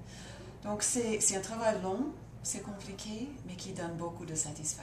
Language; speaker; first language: French; non-native, fluent; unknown